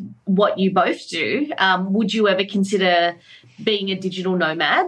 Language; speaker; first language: English; native; English